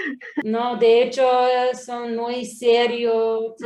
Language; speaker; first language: Spanish; non-native, learner; English